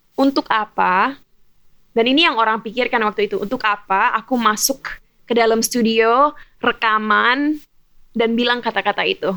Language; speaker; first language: Indonesian; early bilingual, heritage; German